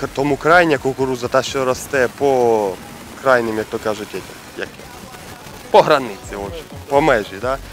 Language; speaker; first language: Ukrainian; non-native, local second language; Russian